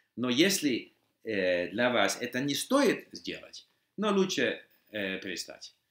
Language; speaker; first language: Russian; non-native, fluent; English